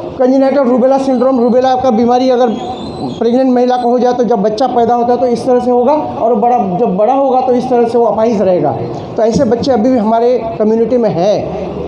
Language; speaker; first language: Hindi; non-native, local second language; Marathi